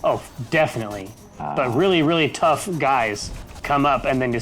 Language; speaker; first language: English; native; English